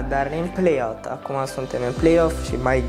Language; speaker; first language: Romanian; non-native, learner; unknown